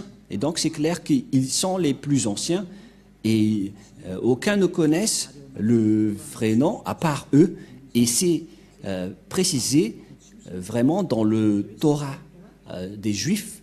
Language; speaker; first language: French; non-native, local second language; Malagasy